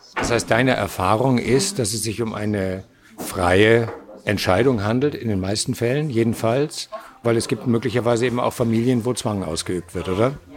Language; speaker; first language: German; native; German